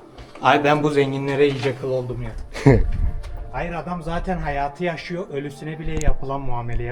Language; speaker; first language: Turkish; native; Turkish